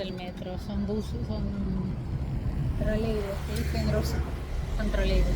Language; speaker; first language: Spanish; non-native, fluent; Russian